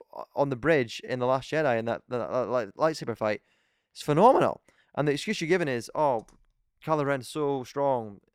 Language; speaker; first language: English; native; English